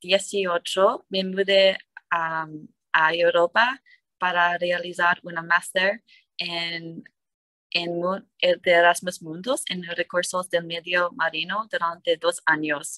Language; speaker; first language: Spanish; non-native, learner; English